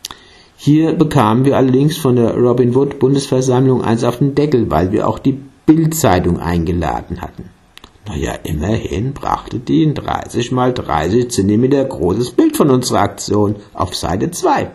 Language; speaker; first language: German; native; German